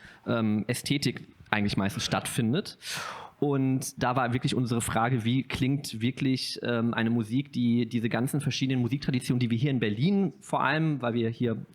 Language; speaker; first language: German; native; German